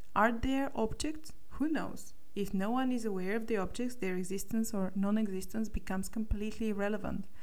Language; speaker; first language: English; non-native, fluent; Bulgarian